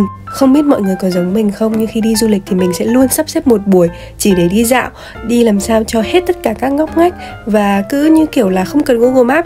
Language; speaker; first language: Vietnamese; native; Vietnamese